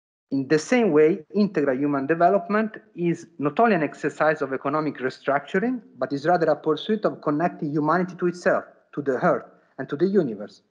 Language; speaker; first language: English; non-native, fluent; Italian